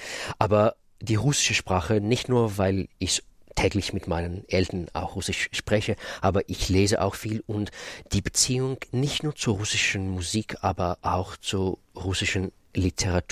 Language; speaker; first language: German; non-native, fluent; Russian